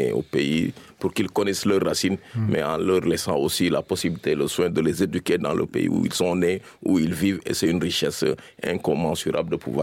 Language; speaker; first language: French; non-native, local second language; Serer